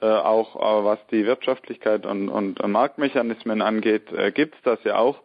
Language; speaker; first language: German; native; German